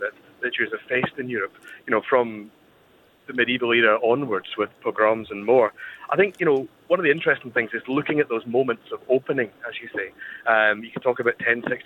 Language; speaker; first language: English; native; English